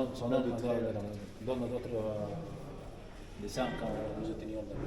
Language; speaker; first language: French; non-native, fluent; Arabic